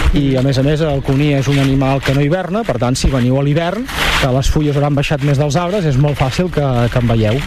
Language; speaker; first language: Catalan; native; Catalan